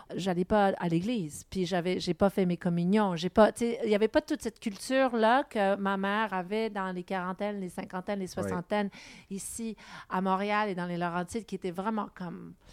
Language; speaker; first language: French; non-native, local second language; English